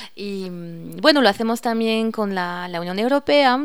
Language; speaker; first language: Spanish; non-native, fluent; French